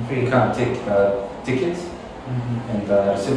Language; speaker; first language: English; non-native, learner; Arabic